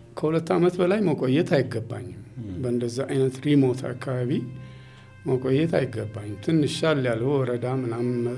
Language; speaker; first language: Amharic; native; Amharic